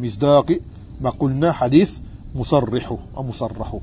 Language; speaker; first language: Arabic; non-native, fluent; French